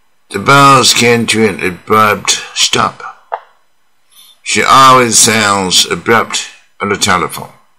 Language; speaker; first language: English; non-native, fluent; Chinese